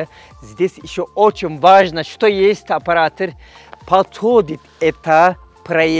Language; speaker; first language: Russian; non-native, fluent; Turkish